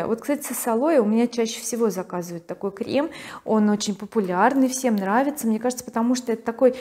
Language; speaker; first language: Russian; native; Russian